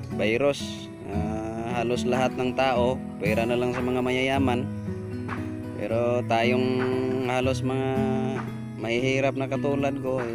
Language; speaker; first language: Filipino; non-native, local second language; Waray